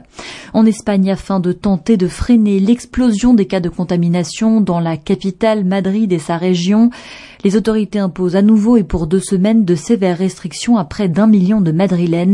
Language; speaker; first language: French; native; French